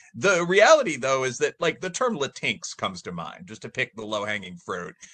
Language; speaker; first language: English; native; English